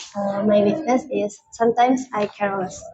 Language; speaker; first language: English; non-native, learner; Indonesian